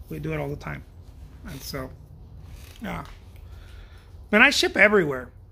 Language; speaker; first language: English; non-native, fluent; Spanish